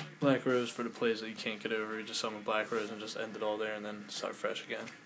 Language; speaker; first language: English; native; English